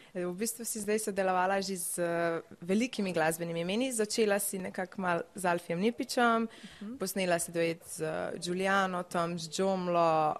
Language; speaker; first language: Slovenian; native; Slovenian